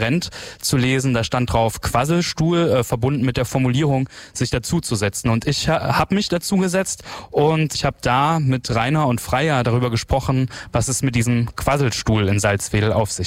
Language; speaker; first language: German; native; German